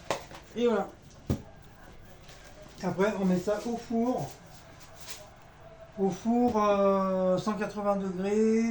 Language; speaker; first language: French; native; French